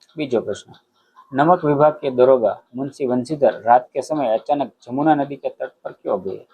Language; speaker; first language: Hindi; non-native, local second language; Gujarati